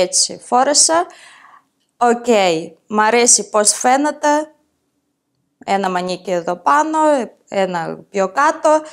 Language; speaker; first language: Greek; non-native, fluent; Ukrainian